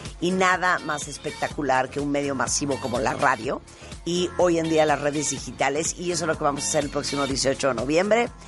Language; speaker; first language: Spanish; native; Spanish